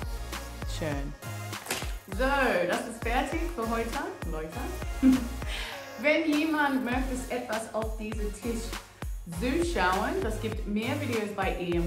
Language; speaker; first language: German; non-native, learner; English